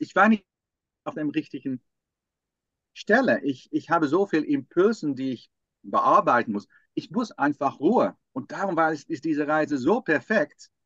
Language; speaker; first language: German; non-native, fluent; Dutch